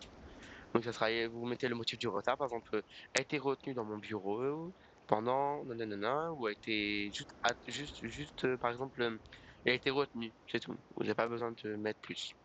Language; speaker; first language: French; native; French